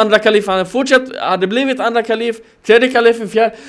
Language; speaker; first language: Swedish; non-native, fluent; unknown